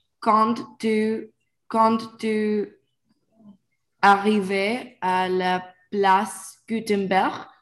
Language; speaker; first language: French; non-native, learner; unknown